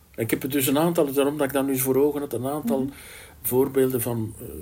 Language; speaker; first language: Dutch; native; Dutch